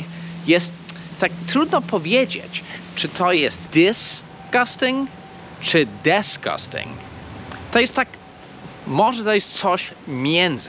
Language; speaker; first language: Polish; non-native, fluent; English